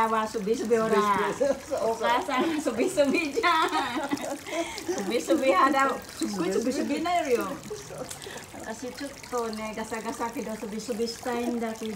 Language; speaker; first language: Japanese; non-native, learner; Cebuano